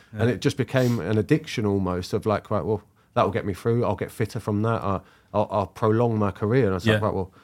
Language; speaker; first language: English; native; English